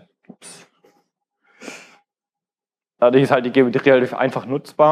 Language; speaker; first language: German; native; German